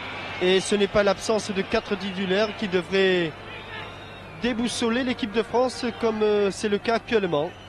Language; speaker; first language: French; native; French